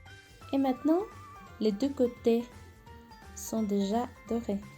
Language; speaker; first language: French; non-native, fluent; Spanish